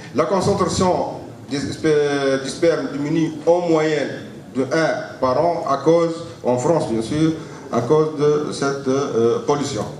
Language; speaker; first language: French; non-native, local second language; Arabic